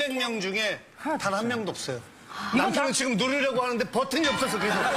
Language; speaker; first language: Korean; native; Korean